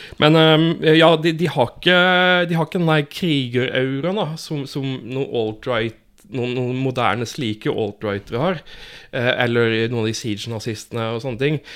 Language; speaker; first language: Norwegian; native; Norwegian